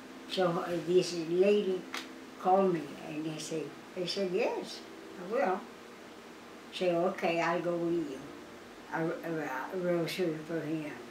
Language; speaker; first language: English; early bilingual, other home language; Spanish